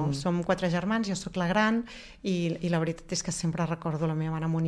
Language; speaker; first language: Catalan; early bilingual, other home language; Spanish